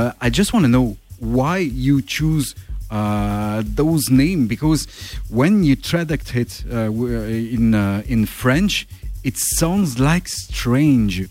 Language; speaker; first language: English; non-native, learner; French